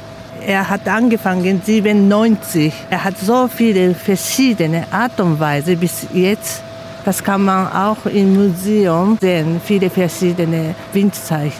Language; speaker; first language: German; non-native, learner; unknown